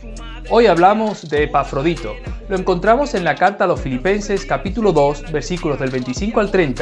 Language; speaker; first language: Spanish; native; Spanish